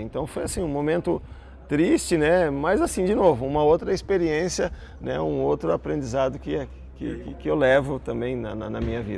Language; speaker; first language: Portuguese; native; Portuguese